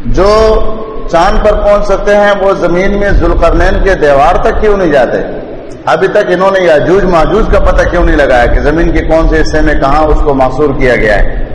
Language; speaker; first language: Urdu; non-native, local second language; Pashto